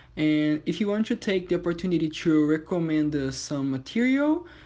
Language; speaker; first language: English; non-native, fluent; Portuguese